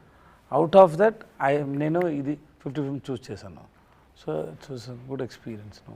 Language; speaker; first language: Telugu; non-native, learner; Tamil